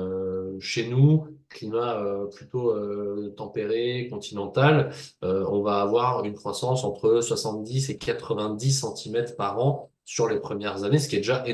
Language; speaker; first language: French; native; French